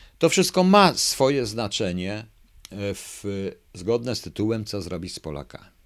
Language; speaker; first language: Polish; native; Polish